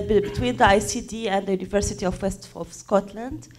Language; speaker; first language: English; non-native, fluent; Arabic